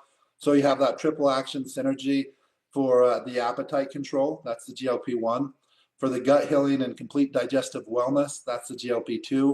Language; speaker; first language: English; native; English